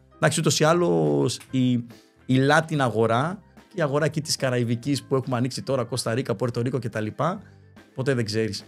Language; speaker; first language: Greek; early bilingual, other home language; Spanish